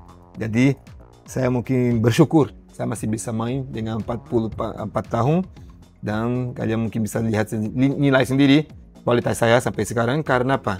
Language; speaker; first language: Indonesian; non-native, learner; Portuguese